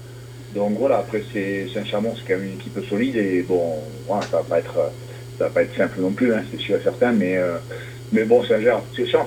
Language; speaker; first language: French; native; French